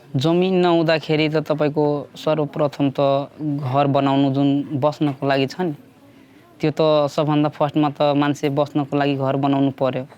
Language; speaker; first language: Nepali; non-native, local second language; Bhojpuri